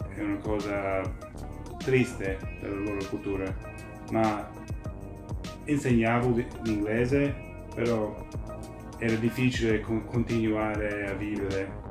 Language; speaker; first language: Italian; non-native, fluent; English